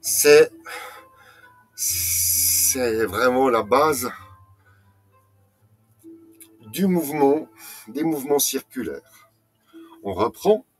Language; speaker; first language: French; native; French